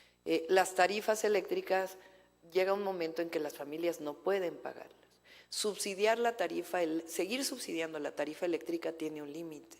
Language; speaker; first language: Spanish; native; Spanish